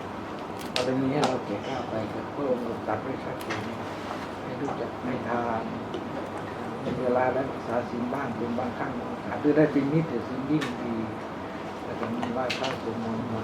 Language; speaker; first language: Thai; native; Thai